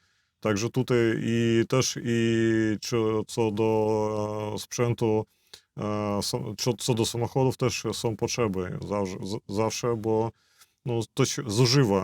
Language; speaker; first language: Polish; non-native, fluent; Belarusian